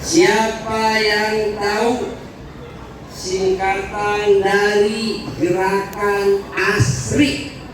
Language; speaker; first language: Indonesian; native; Indonesian